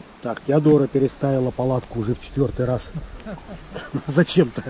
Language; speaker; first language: Russian; native; Russian